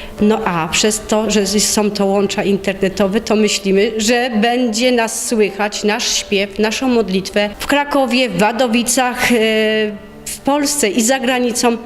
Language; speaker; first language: Polish; native; Polish